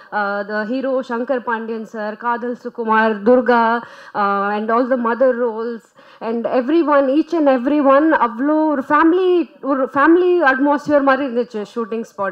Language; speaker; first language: Tamil; non-native, fluent; Punjabi